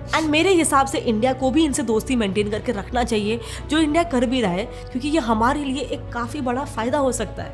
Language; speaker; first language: Hindi; native; Hindi